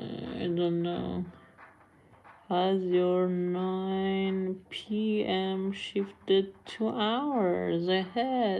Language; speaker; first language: English; non-native, learner; Persian